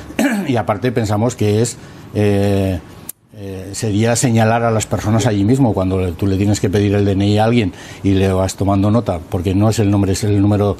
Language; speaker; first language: Spanish; native; Spanish